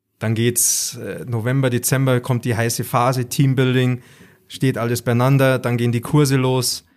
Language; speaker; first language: German; native; German